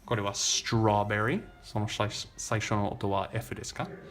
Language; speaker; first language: Japanese; non-native, learner; English